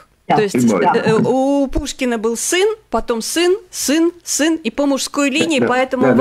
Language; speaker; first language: Russian; native; Russian